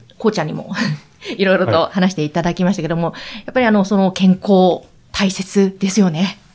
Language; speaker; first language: Japanese; native; Japanese